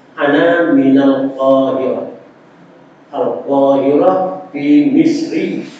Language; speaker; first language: Arabic; non-native, learner; Malay